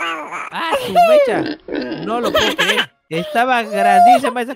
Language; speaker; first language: Spanish; native; Spanish